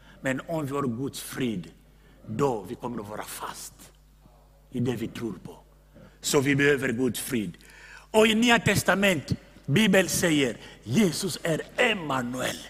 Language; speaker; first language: Swedish; non-native, fluent; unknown